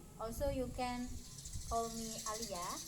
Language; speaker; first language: English; non-native, learner; Indonesian